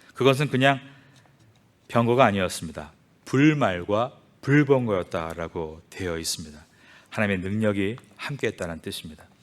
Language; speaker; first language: Korean; native; Korean